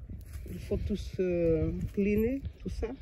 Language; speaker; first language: French; non-native, learner; Portuguese